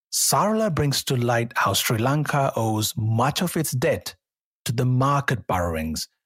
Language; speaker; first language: English; non-native, local second language; Sinhala